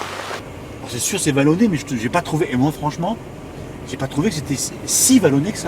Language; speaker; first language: French; native; French